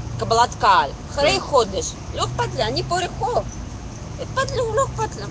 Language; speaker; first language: Hebrew; non-native, local second language; Russian